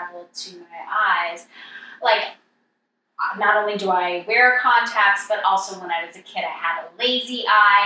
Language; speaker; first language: English; native; English